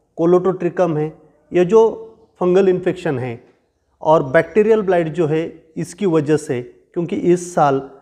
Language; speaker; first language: Hindi; non-native, local second language; Marathi